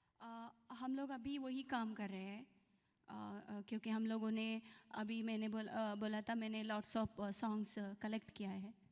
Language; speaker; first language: Hindi; non-native, local second language; Kannada